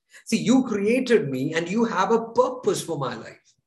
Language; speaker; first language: English; non-native, local second language; Malayalam